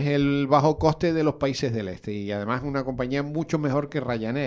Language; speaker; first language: Spanish; native; Spanish